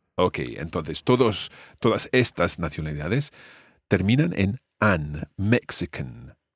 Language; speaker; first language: Spanish; non-native, fluent; English